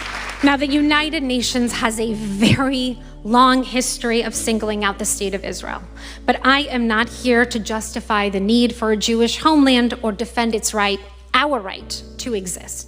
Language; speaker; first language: English; early bilingual, other home language; Persian